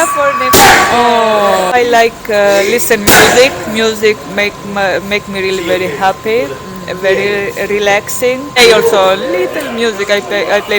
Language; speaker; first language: English; non-native, fluent; Greek